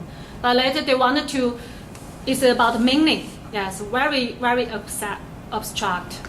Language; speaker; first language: English; non-native, learner; Chinese